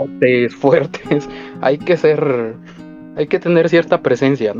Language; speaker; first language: Spanish; native; Spanish